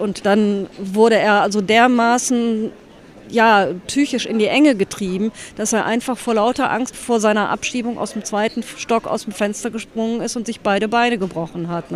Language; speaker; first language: German; native; German